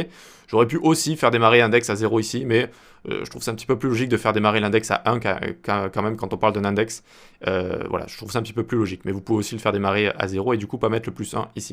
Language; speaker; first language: French; native; French